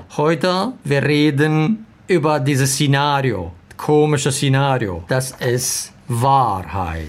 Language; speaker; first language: German; non-native, learner; Arabic